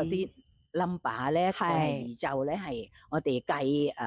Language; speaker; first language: Cantonese; non-native, fluent; Thai